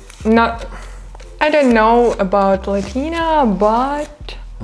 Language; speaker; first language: English; non-native, learner; Ukrainian